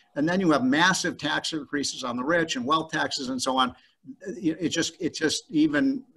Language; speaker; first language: English; native; English